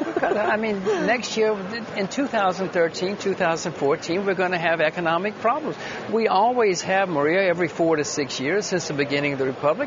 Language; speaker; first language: English; native; English